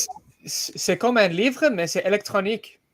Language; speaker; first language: French; non-native, learner; English